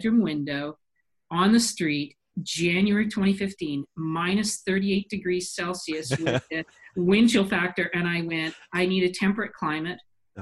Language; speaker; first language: English; native; English